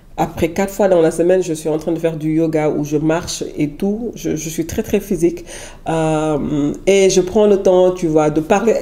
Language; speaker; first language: French; non-native, local second language; Wolof